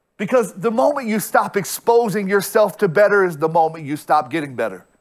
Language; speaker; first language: English; native; English